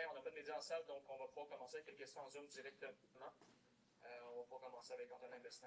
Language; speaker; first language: French; native; French